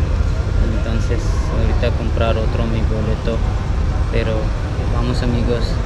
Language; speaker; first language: Spanish; non-native, learner; Punjabi